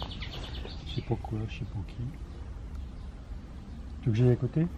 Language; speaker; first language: French; native; French